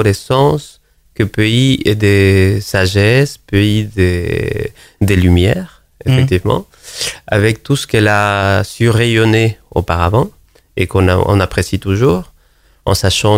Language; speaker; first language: French; non-native, fluent; Spanish